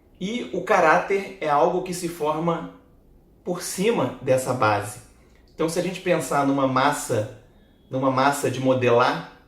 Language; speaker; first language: Portuguese; native; Portuguese